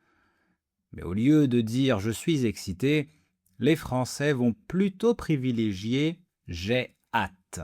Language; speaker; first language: French; native; French